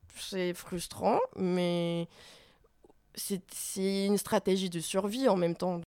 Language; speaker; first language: French; non-native, fluent; Korean